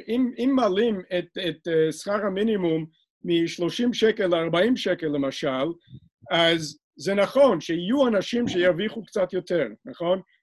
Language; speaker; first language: Hebrew; non-native, fluent; English